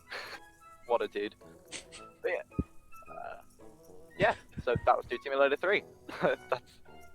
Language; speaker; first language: English; native; English